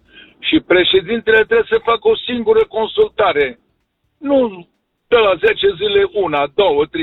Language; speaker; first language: Romanian; native; Romanian